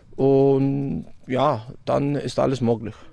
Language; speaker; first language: German; non-native, fluent; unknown